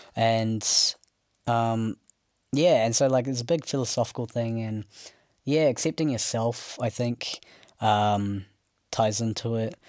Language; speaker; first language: English; native; English